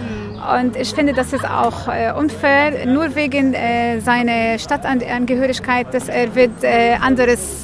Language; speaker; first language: German; non-native, learner; Arabic